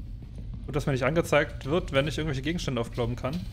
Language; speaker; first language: German; native; German